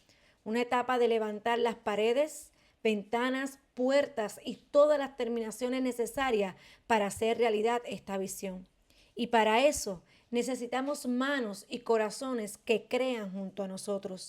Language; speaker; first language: Spanish; native; Spanish